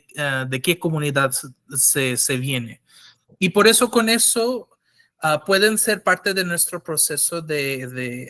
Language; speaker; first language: Spanish; non-native, fluent; English